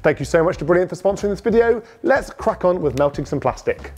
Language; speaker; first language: English; native; English